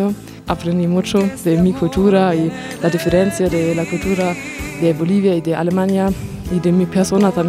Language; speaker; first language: Spanish; non-native, fluent; German